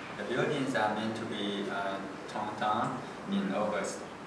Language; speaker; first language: English; non-native, fluent; Chinese